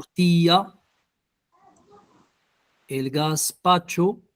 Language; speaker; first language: Spanish; non-native, learner; Arabic